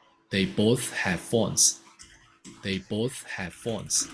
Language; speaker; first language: English; non-native, fluent; Korean